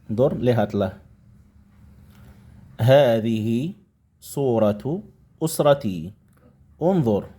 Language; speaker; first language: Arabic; non-native, fluent; Indonesian